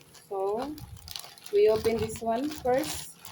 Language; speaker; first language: English; non-native, local second language; Filipino